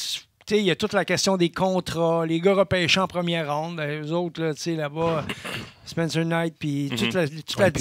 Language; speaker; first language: French; native; French